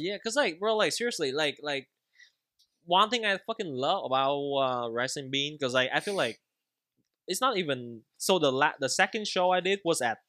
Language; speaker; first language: English; non-native, learner; Vietnamese